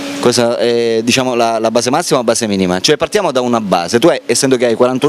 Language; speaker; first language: Italian; native; Italian